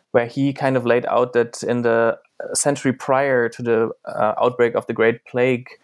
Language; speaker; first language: English; non-native, fluent; German